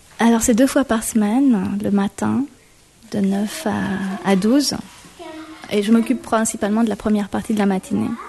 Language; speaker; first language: French; native; French